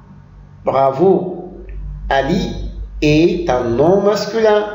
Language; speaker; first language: French; non-native, local second language; Arabic